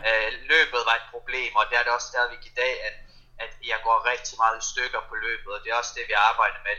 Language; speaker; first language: Danish; early bilingual, other home language; Russian